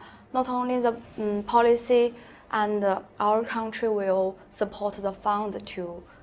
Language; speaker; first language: English; non-native, learner; Chinese